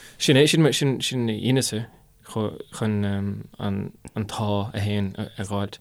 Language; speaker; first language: Irish; non-native, local second language; English